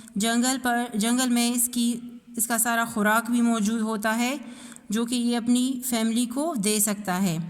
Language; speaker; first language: Urdu; non-native, local second language; Pashto